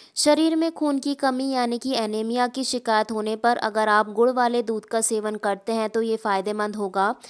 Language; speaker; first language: Hindi; native; Hindi